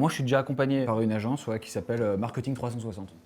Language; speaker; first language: French; native; French